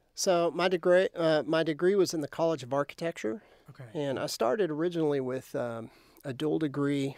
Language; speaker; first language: English; native; English